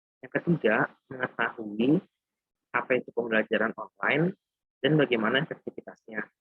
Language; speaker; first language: Indonesian; native; Indonesian